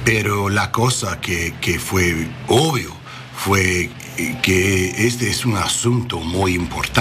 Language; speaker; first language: Spanish; non-native, learner; English